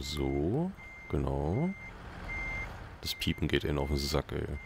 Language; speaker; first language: German; native; German